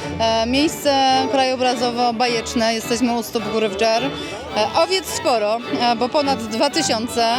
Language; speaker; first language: Polish; native; Polish